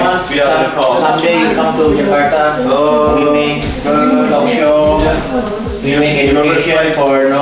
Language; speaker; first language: English; non-native, learner; Indonesian